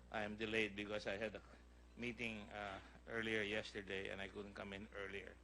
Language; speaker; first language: English; non-native, local second language; Filipino